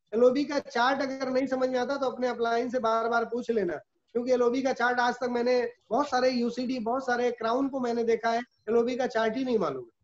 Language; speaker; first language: Hindi; native; Hindi